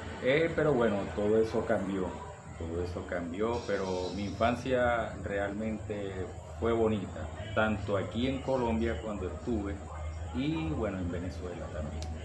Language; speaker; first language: Spanish; native; Spanish